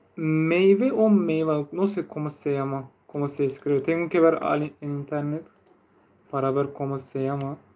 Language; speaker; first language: Spanish; non-native, fluent; Turkish